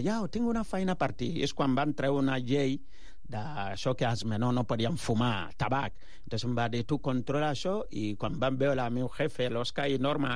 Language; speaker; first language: Catalan; non-native, fluent; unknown